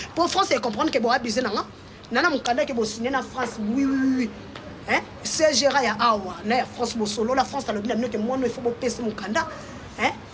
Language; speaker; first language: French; non-native, local second language; Lingala